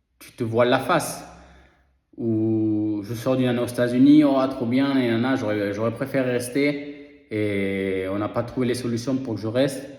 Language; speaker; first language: French; early bilingual, other home language; Spanish